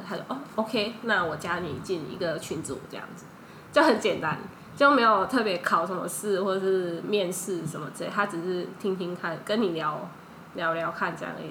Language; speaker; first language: Chinese; early bilingual, heritage; Chinese